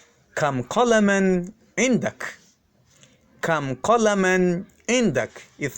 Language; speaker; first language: Arabic; non-native, fluent; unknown